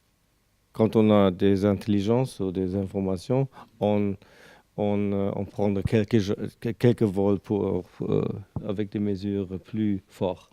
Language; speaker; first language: French; non-native, learner; German